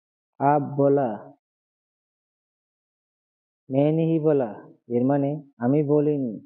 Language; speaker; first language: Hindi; non-native, learner; Bangla